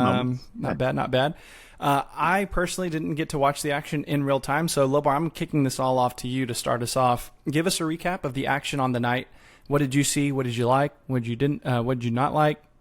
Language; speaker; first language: English; native; English